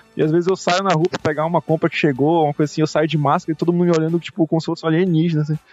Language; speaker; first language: Portuguese; native; Portuguese